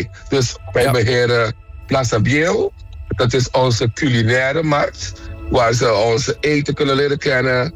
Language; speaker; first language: Dutch; non-native, local second language; Papiamento